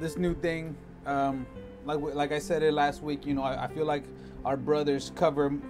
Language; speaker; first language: English; early bilingual, other home language; Spanish